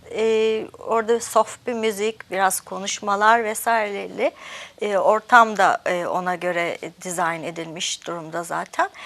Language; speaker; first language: Turkish; early bilingual, heritage; Turkish